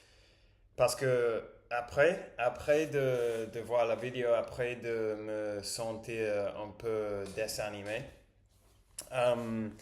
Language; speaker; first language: French; non-native, learner; English